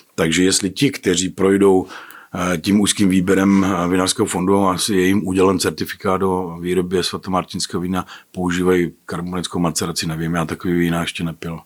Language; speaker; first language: Czech; native; Czech